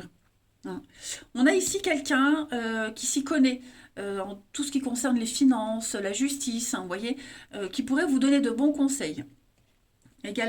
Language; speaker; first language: French; native; French